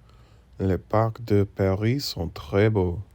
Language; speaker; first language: French; non-native, learner; English